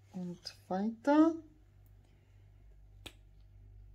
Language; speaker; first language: German; non-native, fluent; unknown